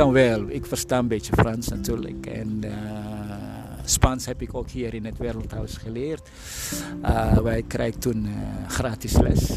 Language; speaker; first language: Dutch; non-native, fluent; Indonesian